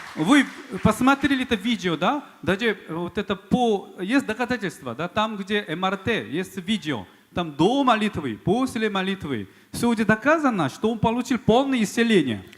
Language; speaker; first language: Russian; non-native, fluent; Korean